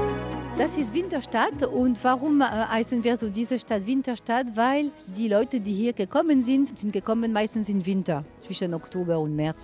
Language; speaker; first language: German; non-native, fluent; French